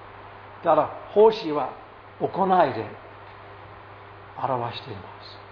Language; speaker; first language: Japanese; non-native, fluent; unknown